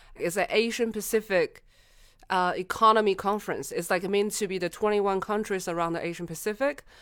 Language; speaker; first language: English; non-native, fluent; Chinese